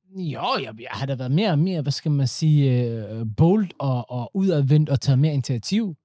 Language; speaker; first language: Danish; early bilingual, other home language; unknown